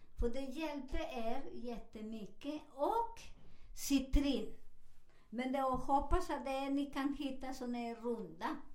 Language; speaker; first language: Swedish; non-native, fluent; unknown